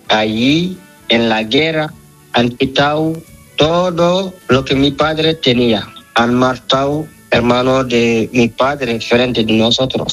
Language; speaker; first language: Spanish; non-native, learner; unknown